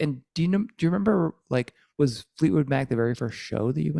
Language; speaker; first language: English; native; English